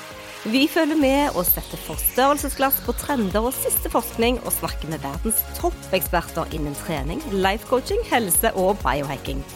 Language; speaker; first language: Norwegian; native; Norwegian